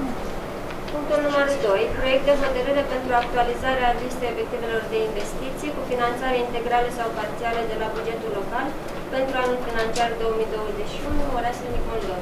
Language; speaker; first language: Romanian; native; Romanian